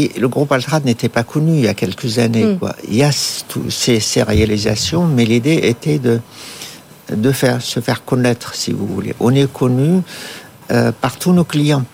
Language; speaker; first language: French; non-native, fluent; Arabic